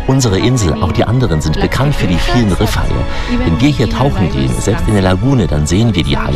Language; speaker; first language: German; native; German